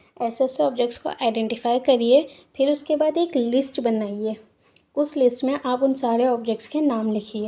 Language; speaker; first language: Hindi; native; Hindi